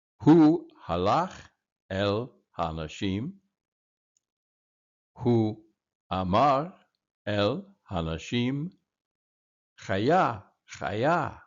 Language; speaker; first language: Hebrew; non-native, fluent; English